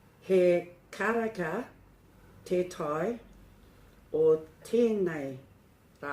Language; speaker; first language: Māori; non-native, learner; English